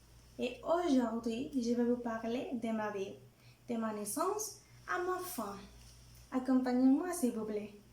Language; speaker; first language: French; non-native, learner; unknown